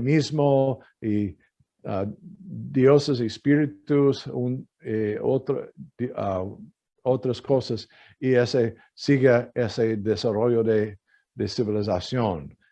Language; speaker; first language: Spanish; non-native, fluent; English